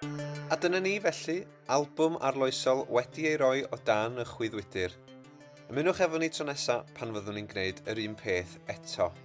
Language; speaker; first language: Welsh; native; Welsh